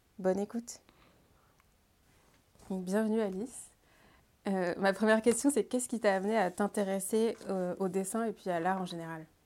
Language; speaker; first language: French; native; French